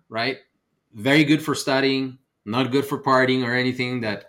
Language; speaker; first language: English; non-native, fluent; Spanish